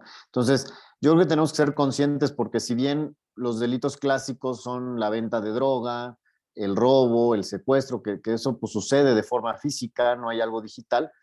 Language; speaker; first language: Spanish; native; Spanish